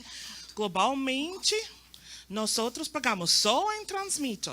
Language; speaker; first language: Portuguese; non-native, learner; Spanish